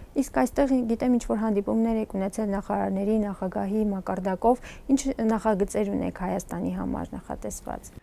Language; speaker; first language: Armenian; native; Armenian